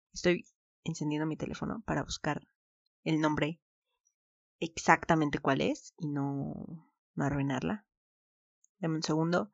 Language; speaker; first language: Spanish; native; Spanish